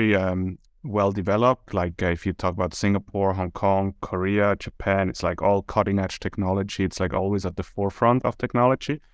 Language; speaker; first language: English; non-native, fluent; German